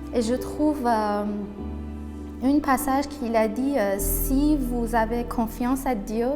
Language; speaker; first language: French; non-native, learner; Persian